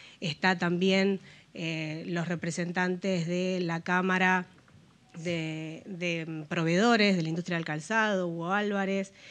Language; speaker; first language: Spanish; native; Spanish